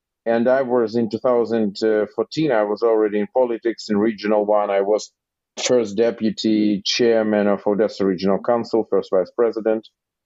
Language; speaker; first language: English; non-native, fluent; Russian